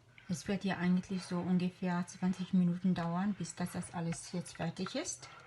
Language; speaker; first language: German; non-native, fluent; Arabic